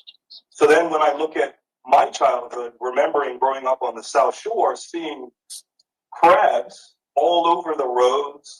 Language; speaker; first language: English; native; English